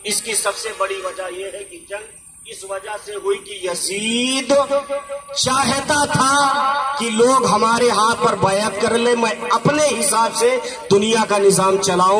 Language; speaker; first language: Urdu; native; Urdu